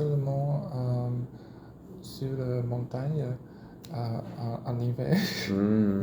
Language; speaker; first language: French; non-native, learner; Chinese